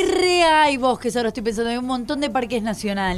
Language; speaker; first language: Spanish; native; Spanish